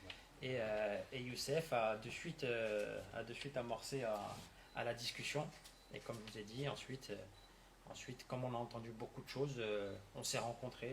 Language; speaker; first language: French; native; French